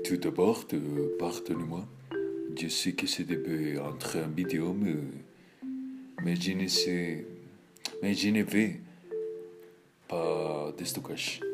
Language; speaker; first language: French; non-native, learner; Spanish